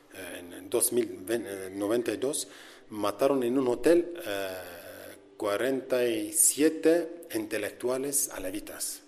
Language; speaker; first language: Spanish; non-native, learner; Kurdish